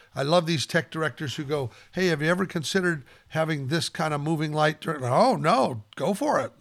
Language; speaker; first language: English; native; English